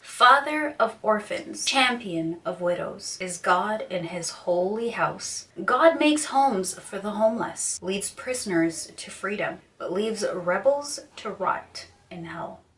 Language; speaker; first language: English; native; English